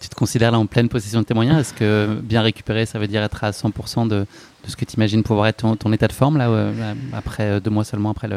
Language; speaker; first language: French; native; French